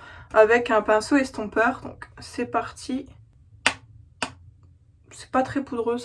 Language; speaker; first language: French; native; French